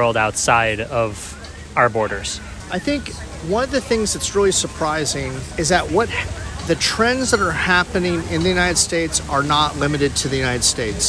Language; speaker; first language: English; native; English